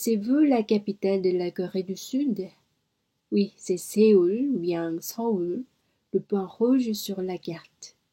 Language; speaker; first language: French; non-native, learner; Korean